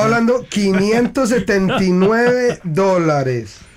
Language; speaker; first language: Spanish; native; Spanish